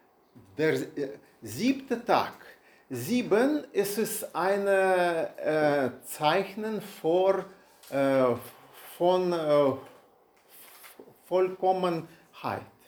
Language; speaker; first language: German; non-native, learner; Russian